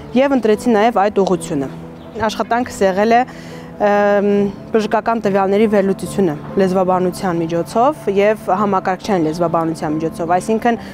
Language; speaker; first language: Armenian; native; Armenian